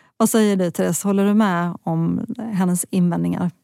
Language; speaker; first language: Swedish; native; Swedish